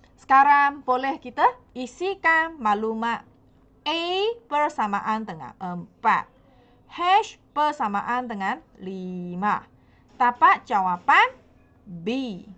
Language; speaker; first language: Malay; non-native, local second language; Chinese